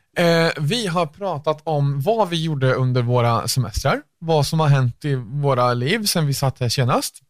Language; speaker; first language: Swedish; native; Swedish